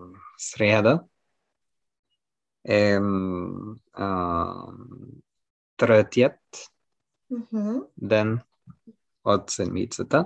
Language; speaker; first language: Bulgarian; non-native, learner; French